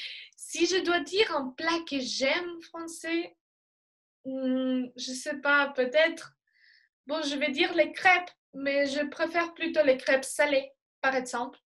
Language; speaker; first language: French; non-native, fluent; Spanish